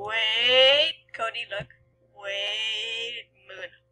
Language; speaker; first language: English; native; English